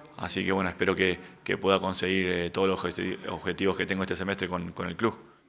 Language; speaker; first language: Spanish; native; Spanish